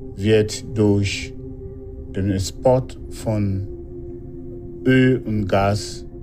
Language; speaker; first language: German; non-native, fluent; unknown